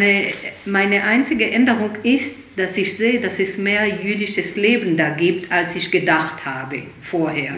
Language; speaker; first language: German; early bilingual, heritage; German